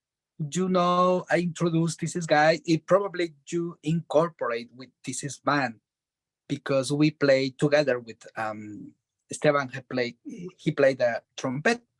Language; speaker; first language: English; non-native, learner; Spanish